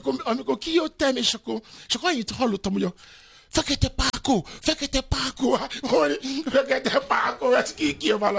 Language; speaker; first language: Hungarian; non-native, fluent; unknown